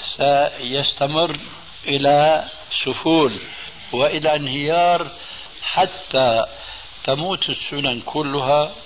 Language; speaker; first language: Arabic; early bilingual, other home language; Albanian